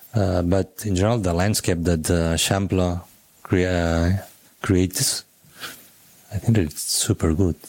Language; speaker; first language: English; non-native, fluent; Catalan